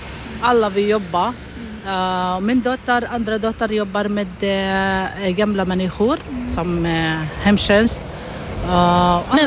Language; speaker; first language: Swedish; non-native, learner; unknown